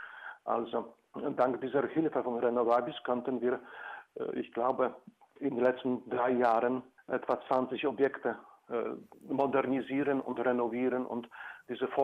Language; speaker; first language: German; non-native, fluent; Polish